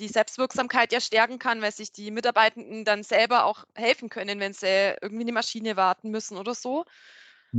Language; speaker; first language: German; native; German